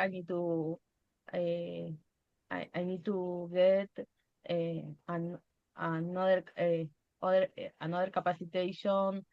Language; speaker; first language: English; non-native, learner; Spanish